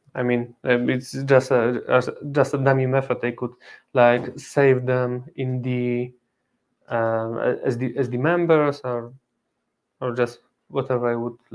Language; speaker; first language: English; non-native, fluent; Polish